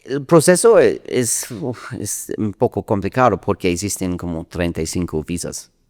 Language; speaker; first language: Spanish; non-native, learner; English